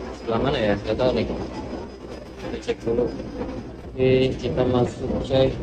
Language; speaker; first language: Indonesian; native; Indonesian